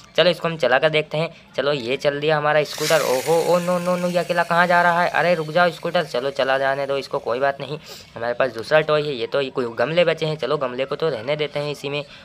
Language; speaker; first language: Hindi; native; Hindi